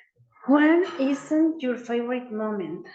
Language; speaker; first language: English; non-native, learner; Spanish